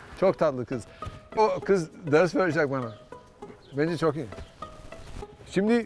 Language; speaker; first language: Turkish; non-native, learner; English